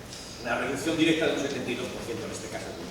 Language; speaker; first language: Spanish; native; Spanish